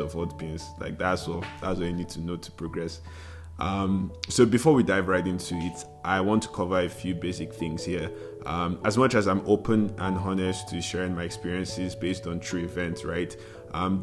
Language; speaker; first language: English; non-native, local second language; Yoruba